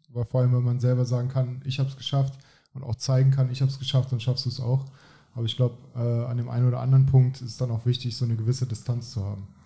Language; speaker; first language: German; native; German